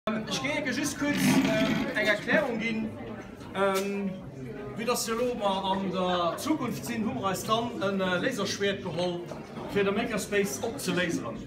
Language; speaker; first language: German; non-native, local second language; Luxembourgish